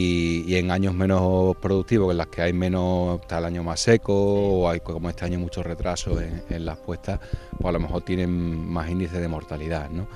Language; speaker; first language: Spanish; native; Spanish